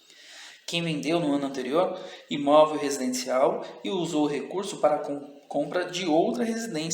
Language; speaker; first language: Portuguese; native; Portuguese